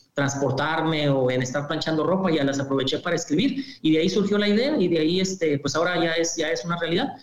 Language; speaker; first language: Spanish; native; Spanish